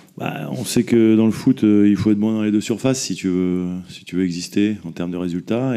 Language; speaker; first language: French; native; French